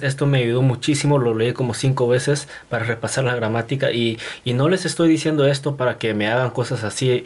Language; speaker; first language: Spanish; non-native, fluent; Korean